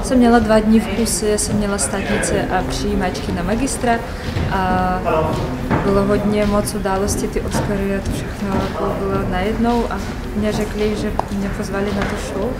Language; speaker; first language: Czech; non-native, fluent; Russian